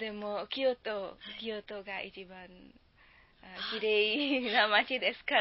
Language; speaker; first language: Japanese; non-native, learner; Bangla